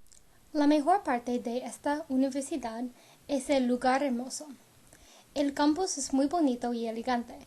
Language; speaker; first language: Spanish; non-native, learner; English